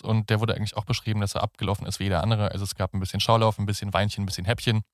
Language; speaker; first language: German; native; German